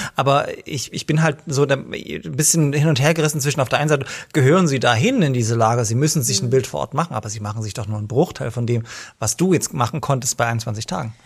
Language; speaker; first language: German; native; German